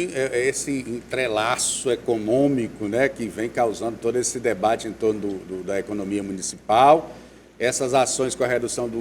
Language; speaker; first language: Portuguese; native; Portuguese